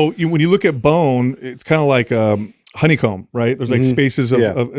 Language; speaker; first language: English; native; English